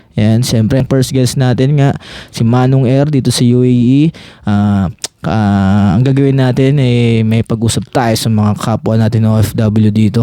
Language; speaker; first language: Filipino; non-native, local second language; Hiligaynon